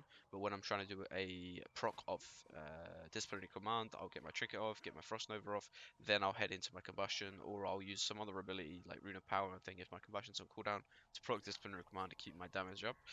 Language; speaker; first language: English; native; English